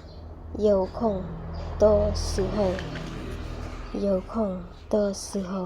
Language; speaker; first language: Chinese; non-native, fluent; Khmer